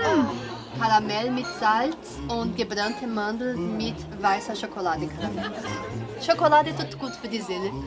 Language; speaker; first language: German; non-native, local second language; Portuguese